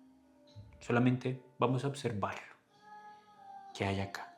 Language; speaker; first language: Spanish; native; Spanish